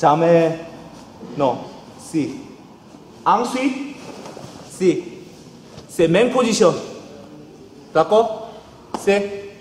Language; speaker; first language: French; non-native, learner; Korean